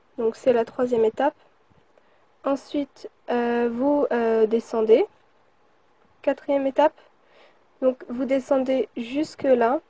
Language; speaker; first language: French; early bilingual, other home language; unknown